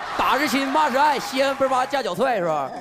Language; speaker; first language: Chinese; native; Chinese